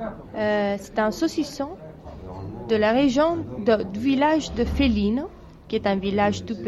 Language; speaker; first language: French; non-native, fluent; Italian